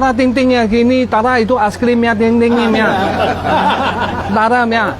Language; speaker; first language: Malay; non-native, local second language; Cantonese